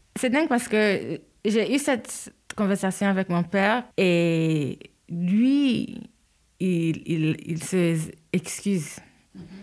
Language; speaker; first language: French; non-native, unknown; Haitian Creole